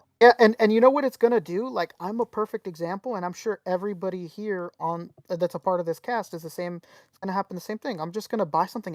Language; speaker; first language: English; native; English